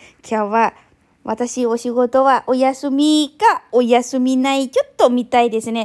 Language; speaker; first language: Japanese; non-native, learner; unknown